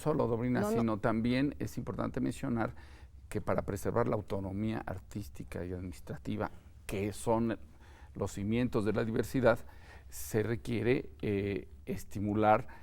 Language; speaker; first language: Spanish; native; Spanish